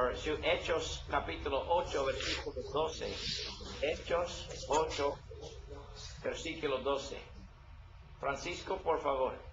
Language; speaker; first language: Spanish; non-native, learner; English